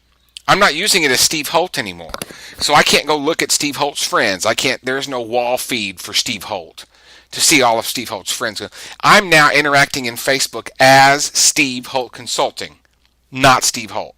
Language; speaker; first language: English; native; English